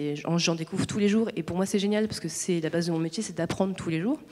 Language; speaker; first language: French; native; French